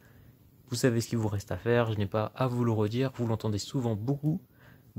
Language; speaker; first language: French; native; French